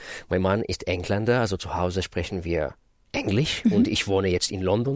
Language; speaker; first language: German; non-native, fluent; Russian